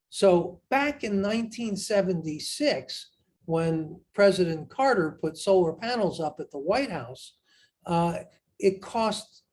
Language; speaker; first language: English; native; English